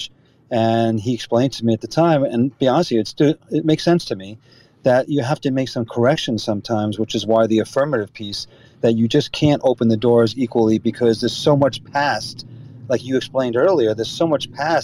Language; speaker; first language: English; native; English